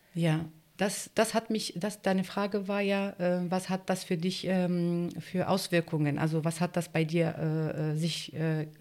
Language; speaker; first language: German; non-native, fluent; Turkish